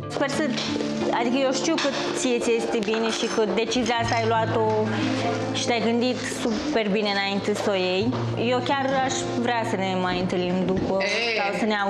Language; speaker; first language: Romanian; native; Romanian